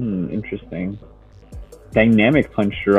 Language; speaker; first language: English; native; English